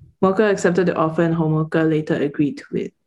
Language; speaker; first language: English; native; English